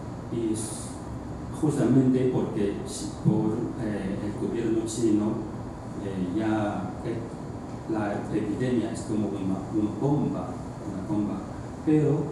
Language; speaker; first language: Spanish; non-native, fluent; Chinese